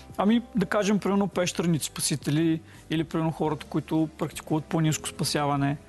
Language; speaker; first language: Bulgarian; native; Bulgarian